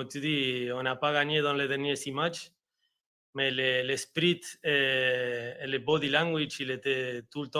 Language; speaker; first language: French; non-native, fluent; Spanish